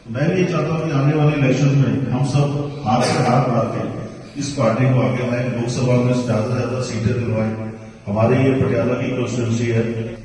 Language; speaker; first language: Urdu; non-native, local second language; Punjabi